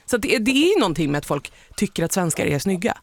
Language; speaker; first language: Swedish; native; Swedish